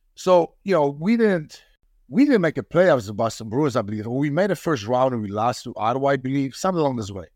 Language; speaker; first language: English; non-native, fluent; Polish